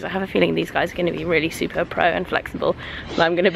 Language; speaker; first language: English; native; English